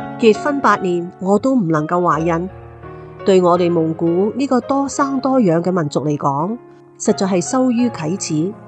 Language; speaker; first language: Chinese; non-native, local second language; Cantonese